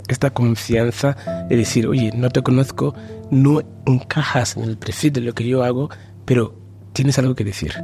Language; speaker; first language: Spanish; non-native, fluent; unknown